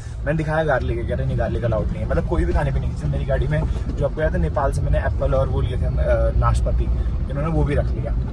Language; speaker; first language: Hindi; native; Hindi